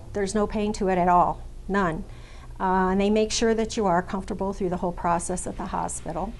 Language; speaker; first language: English; native; English